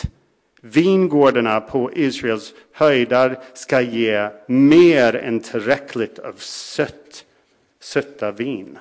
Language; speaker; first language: Swedish; non-native, fluent; English